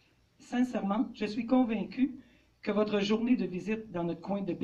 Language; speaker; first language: French; native; French